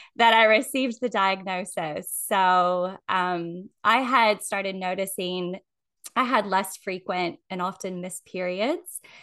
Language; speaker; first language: English; native; English